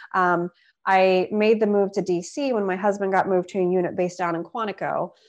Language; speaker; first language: English; native; English